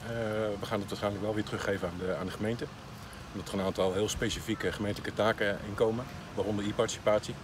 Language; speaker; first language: Dutch; native; Dutch